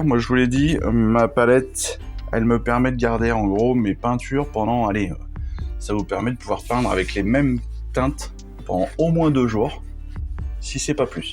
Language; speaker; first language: French; native; French